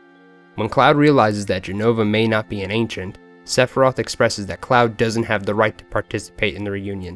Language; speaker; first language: English; native; English